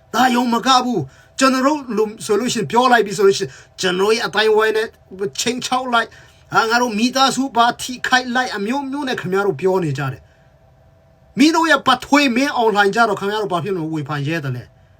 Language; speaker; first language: Burmese; non-native, local second language; Tedim Chin